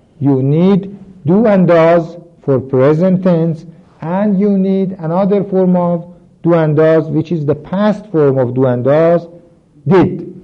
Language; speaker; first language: English; non-native, fluent; Persian